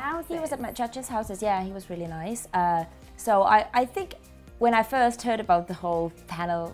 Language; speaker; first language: English; non-native, fluent; Finnish